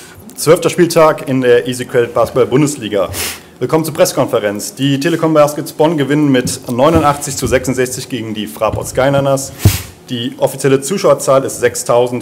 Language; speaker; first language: German; native; German